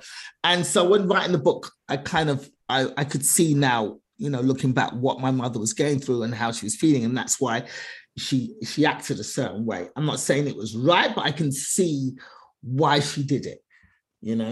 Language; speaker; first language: English; native; English